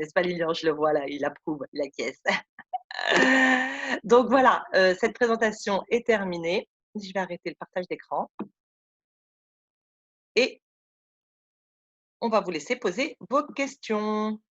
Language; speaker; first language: French; native; French